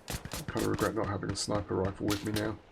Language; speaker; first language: English; native; English